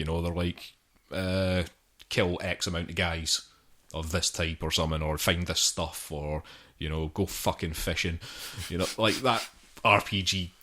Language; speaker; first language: English; native; English